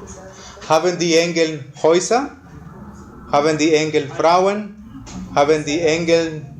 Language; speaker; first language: German; non-native, fluent; Spanish